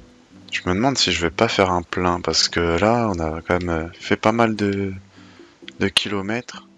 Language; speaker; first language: French; native; French